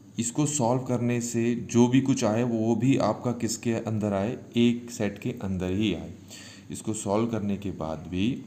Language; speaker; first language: Hindi; native; Hindi